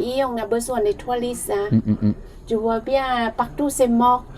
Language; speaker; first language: French; non-native, learner; Thai